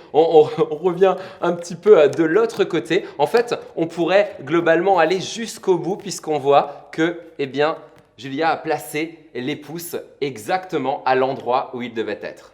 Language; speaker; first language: French; native; French